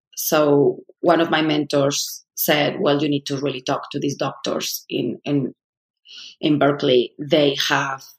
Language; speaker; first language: English; non-native, fluent; Spanish